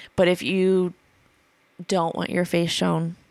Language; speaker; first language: English; native; English